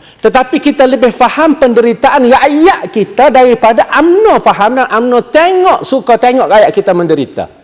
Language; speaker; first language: Malay; native; Malay